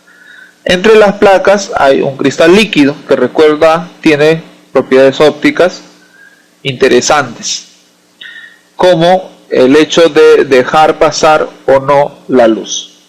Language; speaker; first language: Spanish; native; Spanish